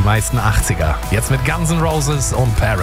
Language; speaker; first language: German; native; German